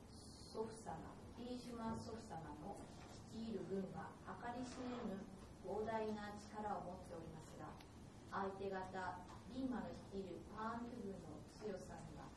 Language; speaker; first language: Japanese; native; Japanese